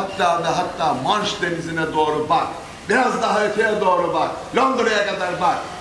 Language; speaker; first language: Turkish; native; Turkish